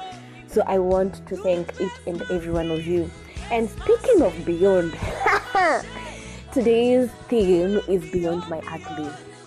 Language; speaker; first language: English; non-native, local second language; Swahili